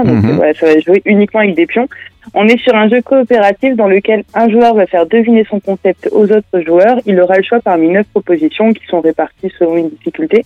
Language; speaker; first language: French; native; French